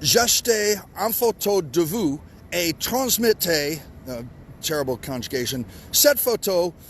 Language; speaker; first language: French; non-native, learner; English